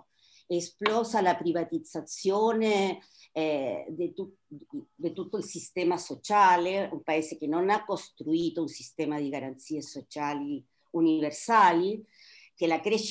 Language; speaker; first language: Italian; non-native, fluent; Spanish